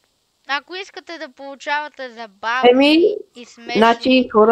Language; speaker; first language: Bulgarian; native; Bulgarian